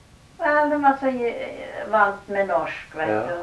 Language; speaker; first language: Norwegian; early bilingual, heritage; Norwegian